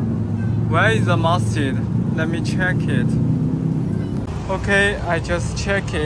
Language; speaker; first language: English; non-native, learner; Chinese